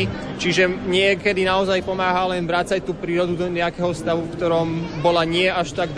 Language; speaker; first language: Slovak; native; Slovak